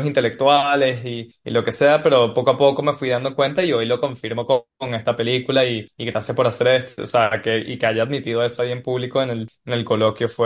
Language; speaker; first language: Spanish; native; Spanish